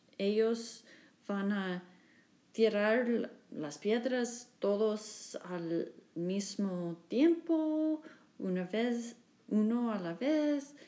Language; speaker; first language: Spanish; non-native, learner; English